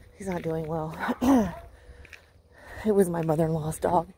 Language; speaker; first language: English; native; English